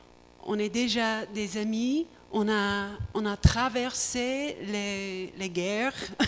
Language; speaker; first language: French; non-native, learner; English